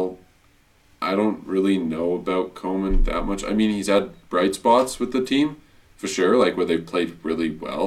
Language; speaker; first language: English; native; English